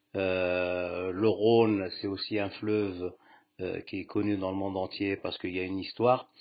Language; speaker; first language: French; native; French